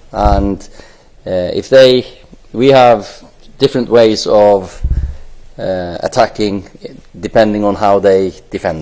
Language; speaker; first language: English; non-native, fluent; Norwegian